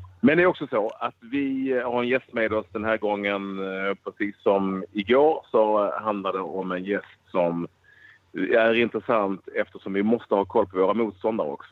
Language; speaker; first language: Swedish; native; Swedish